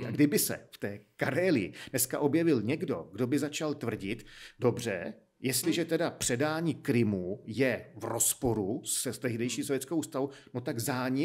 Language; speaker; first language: Czech; native; Czech